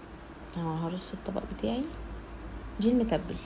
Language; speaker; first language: Arabic; native; Arabic